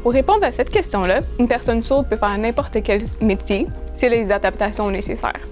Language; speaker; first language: French; native; French